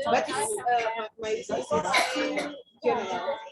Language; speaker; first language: English; non-native, learner; Indonesian